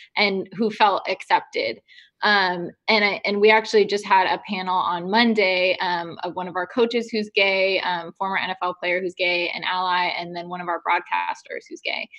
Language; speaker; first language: English; native; English